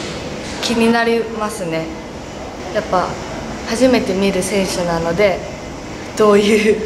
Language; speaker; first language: Japanese; native; Japanese